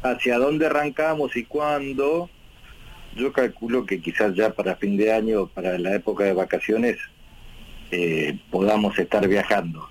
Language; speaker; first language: Spanish; native; Spanish